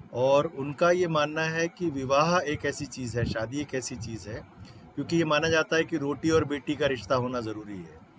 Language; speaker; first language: Hindi; native; Hindi